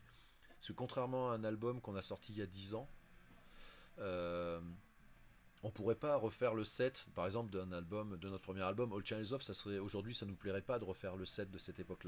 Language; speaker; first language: French; native; French